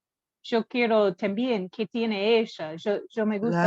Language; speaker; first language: Spanish; non-native, learner; English